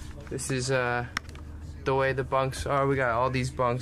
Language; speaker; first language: English; early bilingual, other home language; Korean